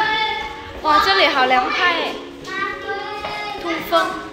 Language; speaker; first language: Chinese; non-native, fluent; Vietnamese